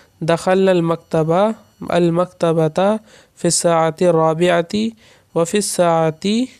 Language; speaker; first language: Arabic; non-native, fluent; Urdu